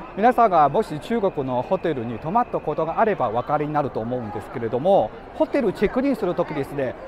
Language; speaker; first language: Japanese; non-native, fluent; Chinese